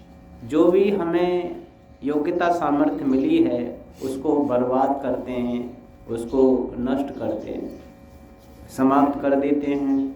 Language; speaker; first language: Hindi; native; Hindi